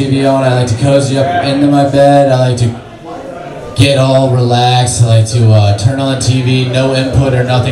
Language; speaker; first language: English; native; English